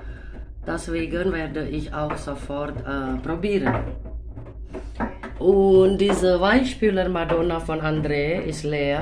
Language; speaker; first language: German; non-native, fluent; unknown